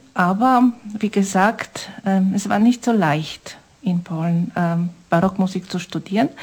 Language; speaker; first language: German; non-native, fluent; Polish